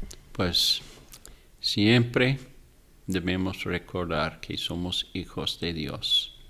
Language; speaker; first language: Spanish; non-native, fluent; English